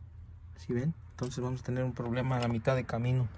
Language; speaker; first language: Spanish; native; Spanish